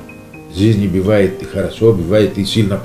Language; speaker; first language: Russian; non-native, learner; Greek